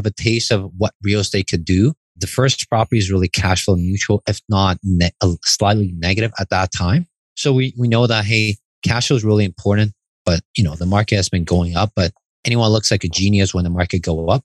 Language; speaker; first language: English; non-native, fluent; Chinese